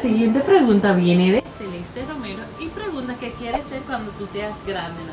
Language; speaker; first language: Spanish; native; Spanish